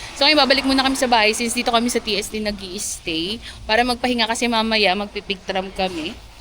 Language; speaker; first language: Filipino; native; Filipino